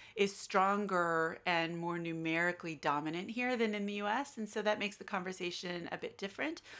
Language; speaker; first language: English; native; English